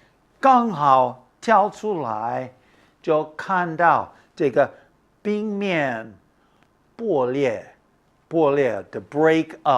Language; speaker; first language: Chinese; non-native, fluent; English